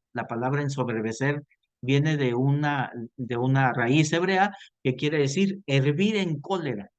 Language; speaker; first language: Spanish; native; Spanish